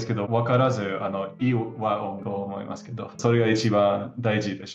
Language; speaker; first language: Japanese; non-native, learner; English